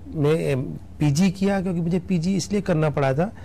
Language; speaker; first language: Hindi; native; Hindi